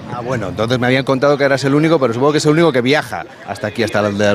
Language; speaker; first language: Spanish; native; Spanish